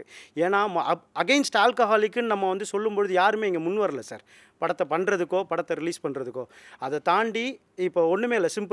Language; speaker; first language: Tamil; native; Tamil